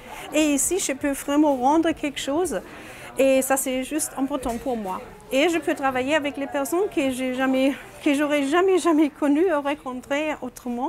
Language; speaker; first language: French; non-native, fluent; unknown